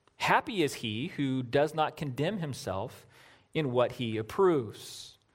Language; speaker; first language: English; native; English